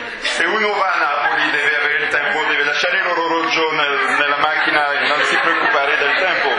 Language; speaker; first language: Italian; non-native, fluent; French